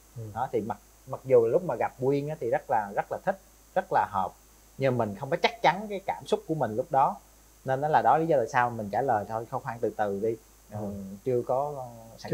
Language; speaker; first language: Vietnamese; native; Vietnamese